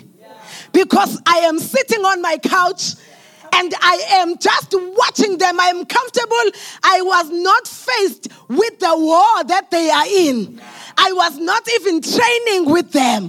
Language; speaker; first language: English; non-native, local second language; Zulu